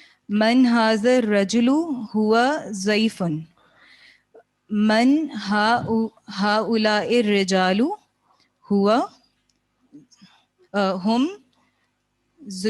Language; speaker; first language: Arabic; non-native, learner; Urdu